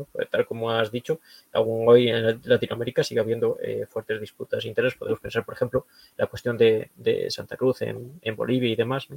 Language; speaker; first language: Spanish; native; Spanish